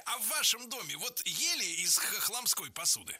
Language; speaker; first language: Russian; native; Russian